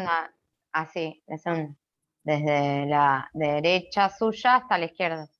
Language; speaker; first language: Spanish; native; Spanish